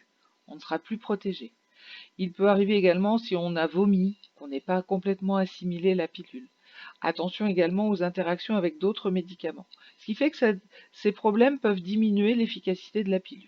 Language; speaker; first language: French; native; French